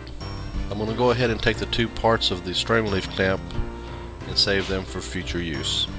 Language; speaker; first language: English; native; English